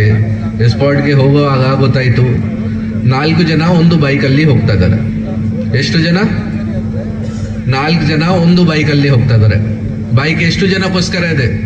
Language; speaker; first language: Kannada; non-native, learner; Hindi